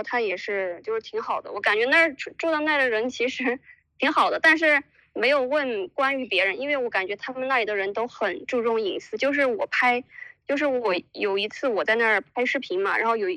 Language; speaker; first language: Chinese; native; Chinese